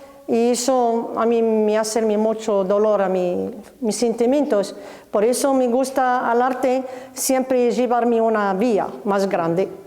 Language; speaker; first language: Spanish; non-native, learner; Arabic